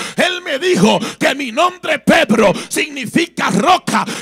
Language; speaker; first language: Spanish; native; Spanish